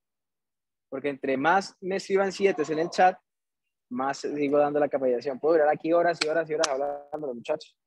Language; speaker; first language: Spanish; native; Spanish